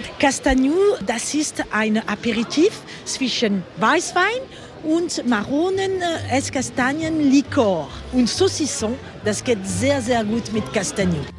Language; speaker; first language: German; non-native, learner; French